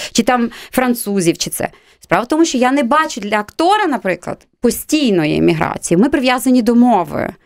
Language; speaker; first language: Ukrainian; non-native, local second language; Russian